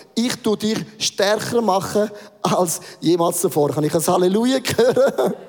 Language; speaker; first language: German; native; German